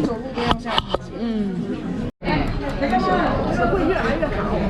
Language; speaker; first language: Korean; non-native, learner; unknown